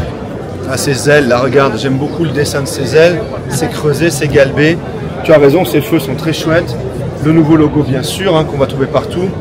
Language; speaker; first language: French; native; French